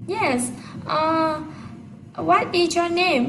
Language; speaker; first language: English; non-native, learner; Vietnamese